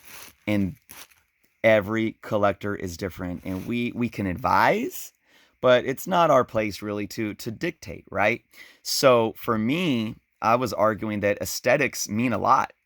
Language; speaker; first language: English; native; English